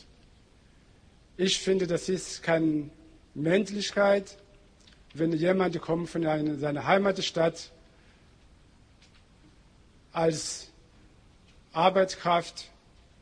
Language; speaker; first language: German; non-native, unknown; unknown